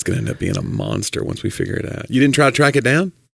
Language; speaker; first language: English; native; English